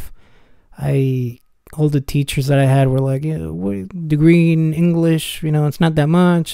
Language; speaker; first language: English; early bilingual, other home language; Spanish